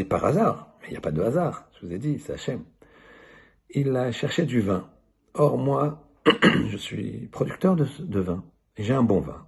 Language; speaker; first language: French; native; French